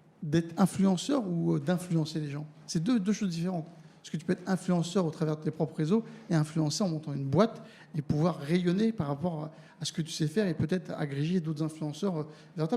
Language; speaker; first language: French; native; French